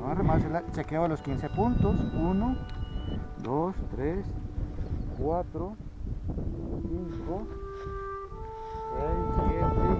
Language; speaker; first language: Spanish; native; Spanish